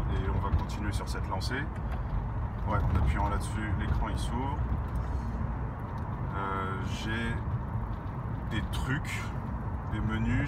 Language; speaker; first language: French; native; French